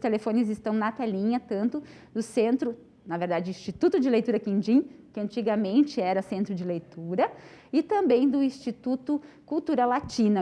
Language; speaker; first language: Portuguese; native; Portuguese